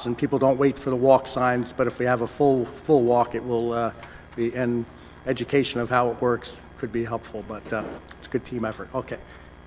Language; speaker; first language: English; native; English